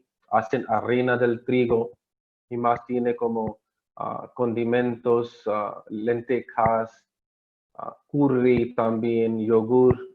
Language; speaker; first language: Spanish; non-native, learner; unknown